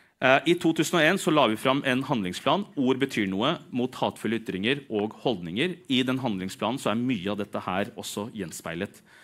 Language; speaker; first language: Norwegian; early bilingual, other home language; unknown